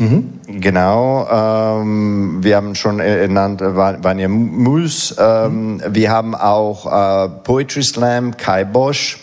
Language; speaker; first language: German; non-native, fluent; Italian